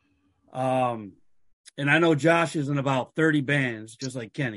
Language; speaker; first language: English; native; English